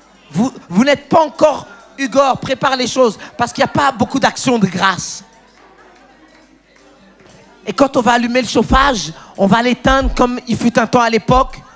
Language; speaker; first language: French; native; French